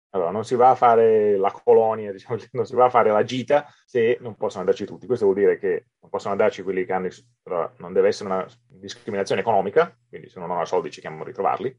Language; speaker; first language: Italian; native; Italian